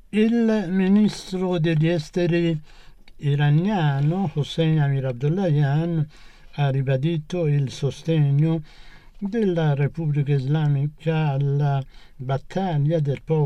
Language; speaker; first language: Italian; non-native, fluent; Persian